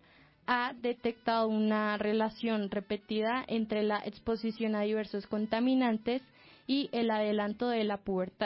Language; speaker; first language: Spanish; native; Spanish